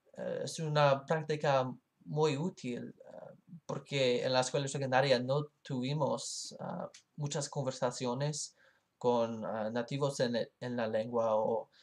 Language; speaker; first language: Spanish; non-native, learner; English